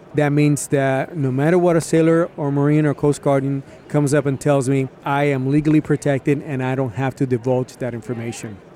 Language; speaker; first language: English; early bilingual, other home language; Spanish